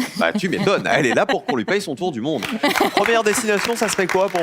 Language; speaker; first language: French; native; French